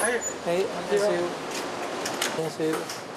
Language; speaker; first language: Korean; non-native, learner; Sinhala